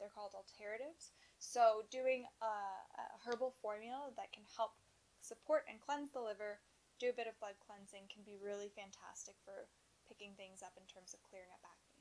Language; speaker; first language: English; native; English